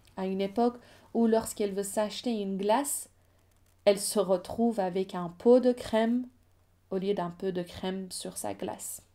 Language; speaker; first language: French; non-native, fluent; Persian